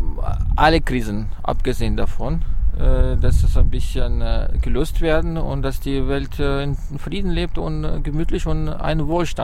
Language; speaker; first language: German; non-native, learner; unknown